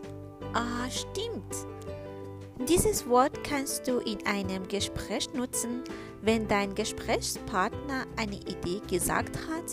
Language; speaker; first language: German; non-native, fluent; Persian